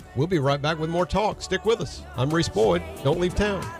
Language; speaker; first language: English; native; English